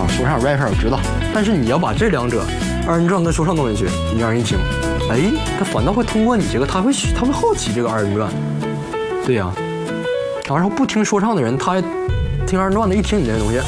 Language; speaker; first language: Chinese; native; Chinese